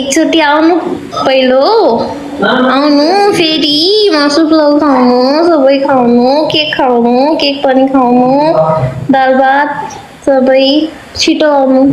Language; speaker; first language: Nepali; non-native, learner; Hindi